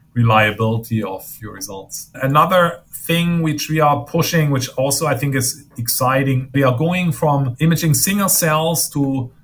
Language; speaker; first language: English; non-native, fluent; German